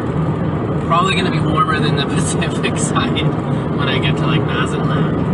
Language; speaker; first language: English; native; English